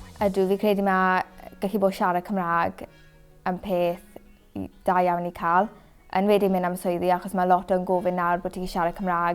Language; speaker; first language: Welsh; native; Welsh